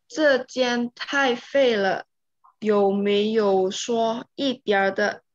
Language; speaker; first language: Chinese; non-native, learner; Indonesian